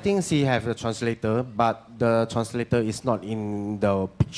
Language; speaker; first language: English; non-native, learner; Chinese